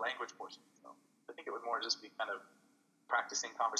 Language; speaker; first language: English; native; English